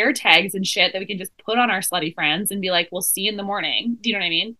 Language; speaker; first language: English; native; English